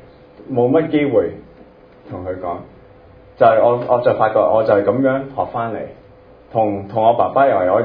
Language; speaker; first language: Cantonese; early bilingual, other home language; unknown